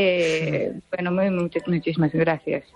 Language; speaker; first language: Spanish; non-native, fluent; Japanese